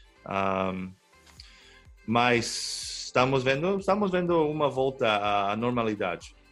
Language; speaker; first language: Portuguese; non-native, fluent; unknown